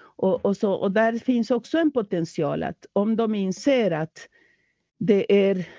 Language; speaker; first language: Swedish; non-native, fluent; Spanish